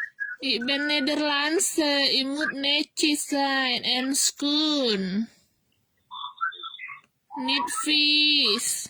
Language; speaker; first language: Dutch; non-native, learner; Indonesian